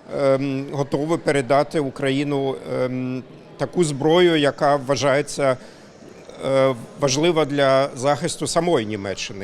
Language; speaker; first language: Ukrainian; non-native, fluent; German